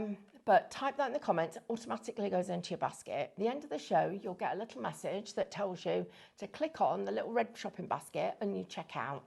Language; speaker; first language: English; native; English